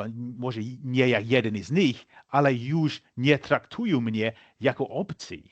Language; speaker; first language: Polish; non-native, fluent; English